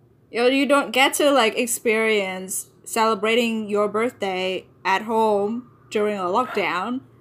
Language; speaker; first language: English; non-native, fluent; Vietnamese